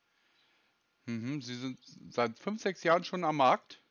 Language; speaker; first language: German; native; German